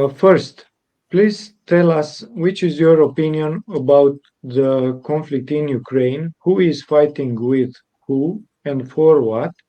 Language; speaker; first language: English; non-native, fluent; Romanian